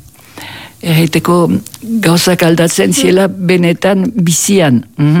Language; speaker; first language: Basque; native; Basque